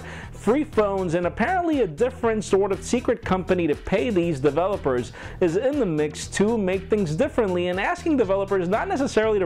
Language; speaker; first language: English; non-native, local second language; Spanish